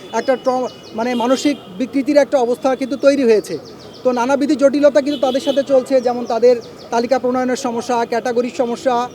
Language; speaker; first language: Bangla; native; Bangla